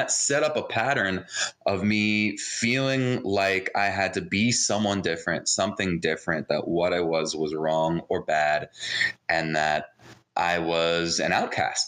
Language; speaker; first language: English; early bilingual, other home language; Hebrew